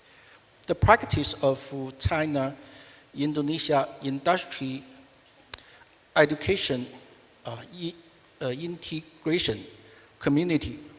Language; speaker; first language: English; non-native, fluent; Chinese